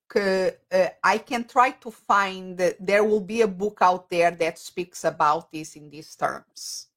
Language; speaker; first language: English; non-native, fluent; Portuguese